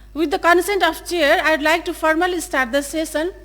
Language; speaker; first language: English; non-native, local second language; Nepali